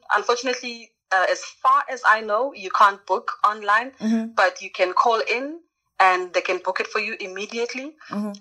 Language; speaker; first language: English; non-native, local second language; Zulu